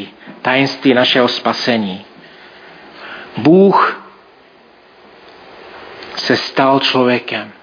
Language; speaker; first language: Czech; non-native, fluent; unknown